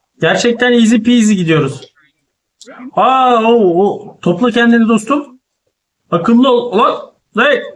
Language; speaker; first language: Turkish; native; Turkish